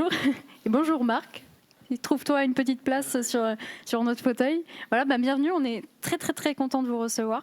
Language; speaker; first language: French; native; French